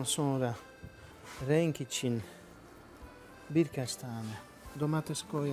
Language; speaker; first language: Turkish; non-native, fluent; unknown